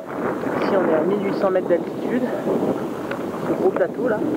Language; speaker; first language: French; native; French